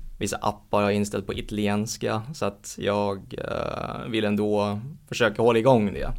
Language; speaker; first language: Swedish; early bilingual, heritage; Swedish